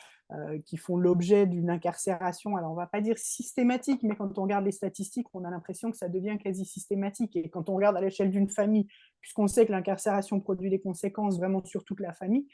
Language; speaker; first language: French; native; French